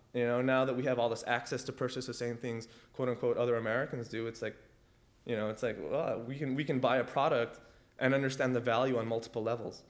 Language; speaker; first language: English; early bilingual, other home language; Spanish